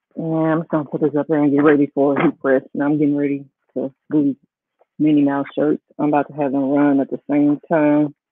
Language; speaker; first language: English; native; English